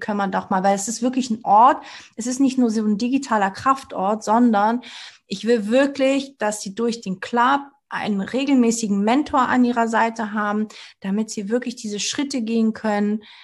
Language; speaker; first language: German; early bilingual, other home language; Portuguese